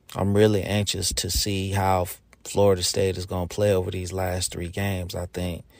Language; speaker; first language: English; native; English